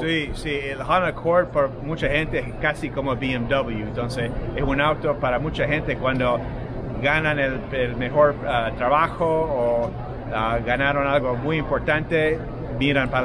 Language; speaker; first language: Spanish; non-native, fluent; English